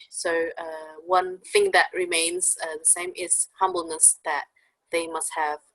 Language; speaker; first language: English; non-native, fluent; Indonesian